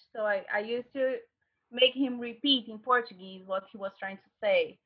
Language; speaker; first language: English; non-native, fluent; Portuguese